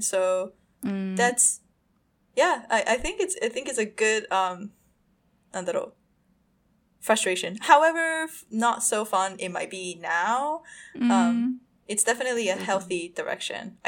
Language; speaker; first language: English; non-native, fluent; Japanese